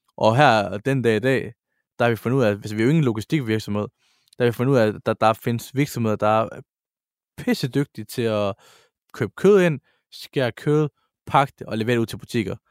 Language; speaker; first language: Danish; early bilingual, other home language; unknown